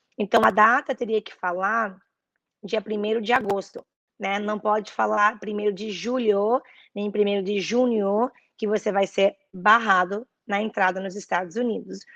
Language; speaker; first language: Portuguese; early bilingual, heritage; Portuguese